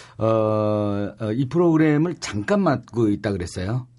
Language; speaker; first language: Korean; native; Korean